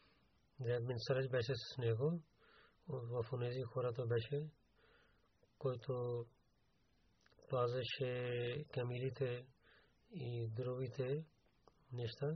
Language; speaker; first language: Bulgarian; non-native, learner; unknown